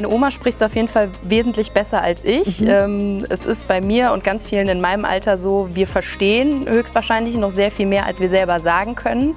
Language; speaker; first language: German; native; German